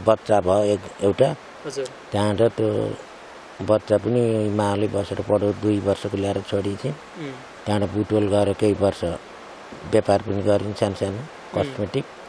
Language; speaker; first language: Nepali; native; Nepali